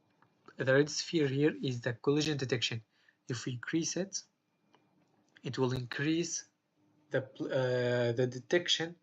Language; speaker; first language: English; non-native, fluent; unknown